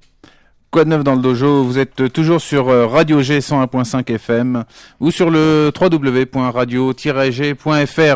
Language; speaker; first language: French; native; French